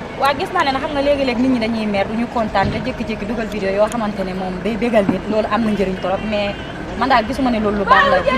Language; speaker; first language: Wolof; non-native, local second language; Jola-Fonyi